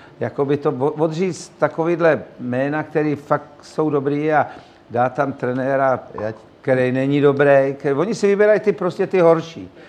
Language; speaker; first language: Czech; native; Czech